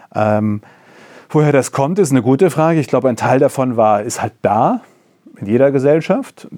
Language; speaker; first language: German; native; German